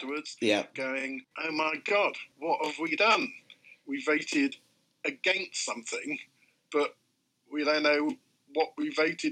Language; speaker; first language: English; native; English